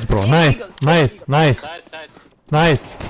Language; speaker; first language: English; non-native, learner; Macedonian